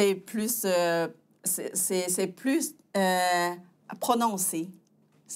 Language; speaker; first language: French; non-native, fluent; Chinese